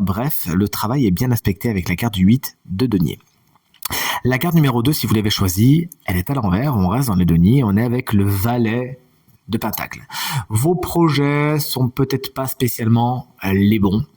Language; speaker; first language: French; native; French